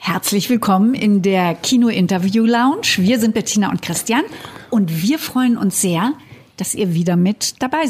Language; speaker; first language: German; native; German